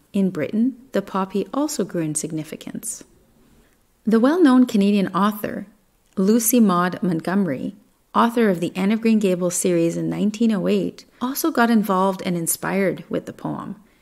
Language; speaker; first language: English; native; English